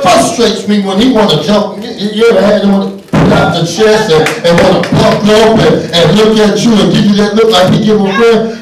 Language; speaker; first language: English; native; English